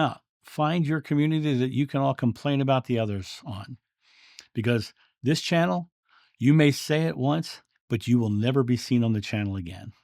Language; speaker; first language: English; native; English